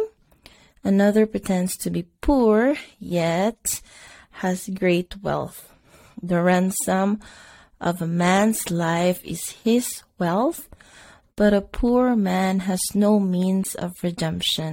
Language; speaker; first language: English; non-native, local second language; Cebuano